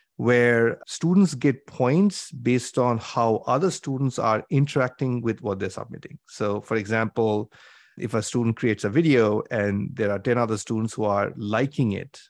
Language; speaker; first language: English; non-native, local second language; Bangla